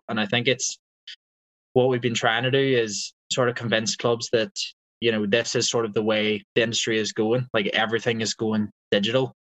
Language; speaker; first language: English; native; English